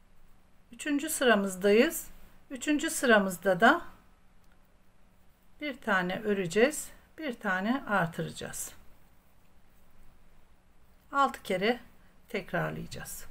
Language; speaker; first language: Turkish; native; Turkish